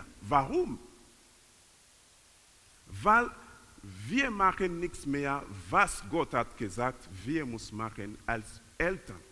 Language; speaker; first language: German; non-native, learner; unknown